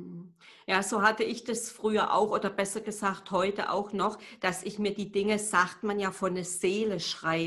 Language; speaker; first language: German; native; German